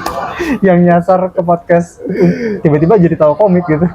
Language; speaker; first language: Indonesian; native; Indonesian